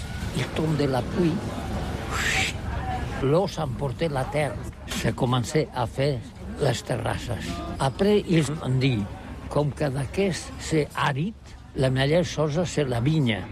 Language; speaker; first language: French; non-native, learner; Catalan